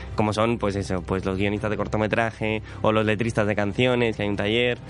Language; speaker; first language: Spanish; native; Spanish